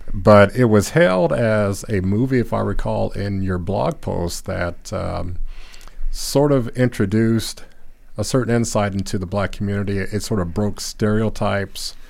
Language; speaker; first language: English; native; English